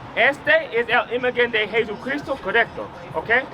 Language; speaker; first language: Spanish; non-native, learner; English